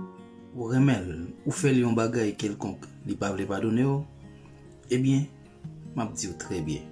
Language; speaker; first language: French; non-native, local second language; Haitian Creole